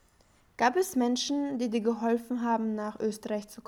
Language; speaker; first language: German; native; German